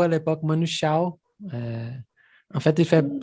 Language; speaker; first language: French; non-native, fluent; Portuguese